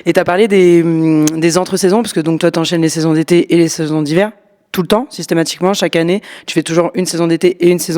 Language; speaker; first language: French; native; French